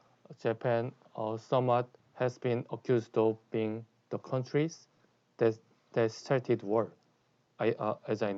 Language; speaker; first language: English; non-native, learner; Korean